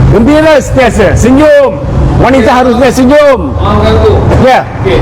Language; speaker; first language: Malay; native; Malay